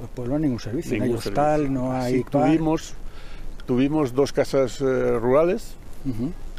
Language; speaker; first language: Spanish; native; Spanish